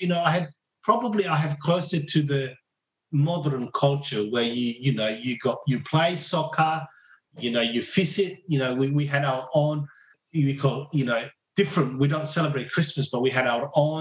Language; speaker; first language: English; non-native, fluent; Somali